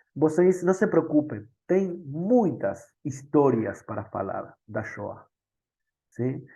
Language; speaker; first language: Portuguese; non-native, fluent; Spanish